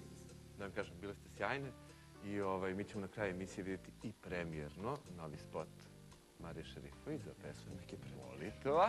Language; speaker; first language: Serbian; native; Serbian